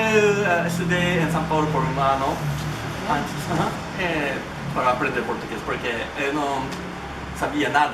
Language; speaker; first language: Portuguese; non-native, learner; Japanese